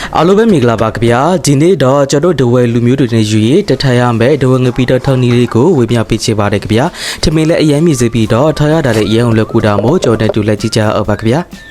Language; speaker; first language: Burmese; native; Burmese